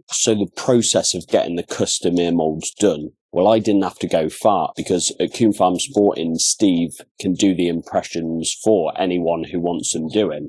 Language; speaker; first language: English; native; English